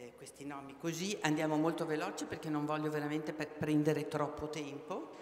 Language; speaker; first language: Italian; native; Italian